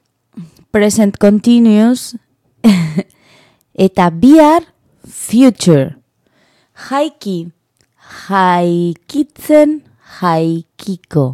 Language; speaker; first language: Basque; non-native, local second language; Spanish